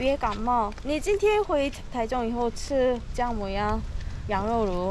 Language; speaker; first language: Chinese; non-native, learner; Korean